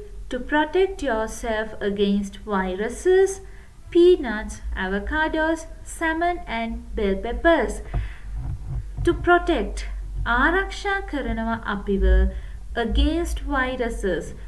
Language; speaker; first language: English; non-native, local second language; Sinhala